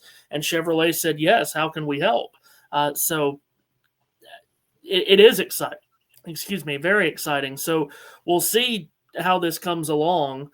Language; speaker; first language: English; native; English